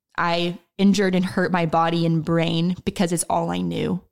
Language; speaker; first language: English; native; English